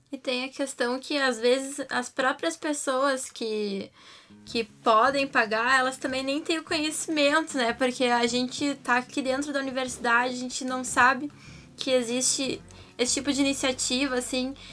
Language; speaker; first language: Portuguese; native; Portuguese